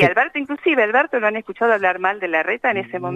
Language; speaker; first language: Spanish; native; Spanish